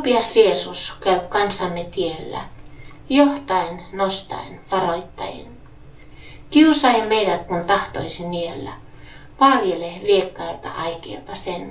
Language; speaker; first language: Finnish; native; Finnish